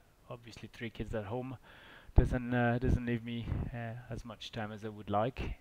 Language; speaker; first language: English; non-native, fluent; French